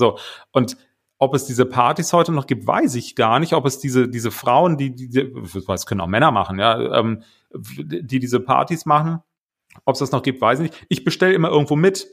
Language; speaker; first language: German; native; German